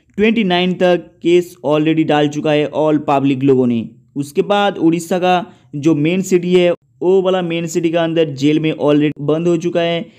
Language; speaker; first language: Hindi; non-native, local second language; Bangla